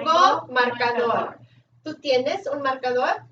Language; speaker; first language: Spanish; non-native, fluent; English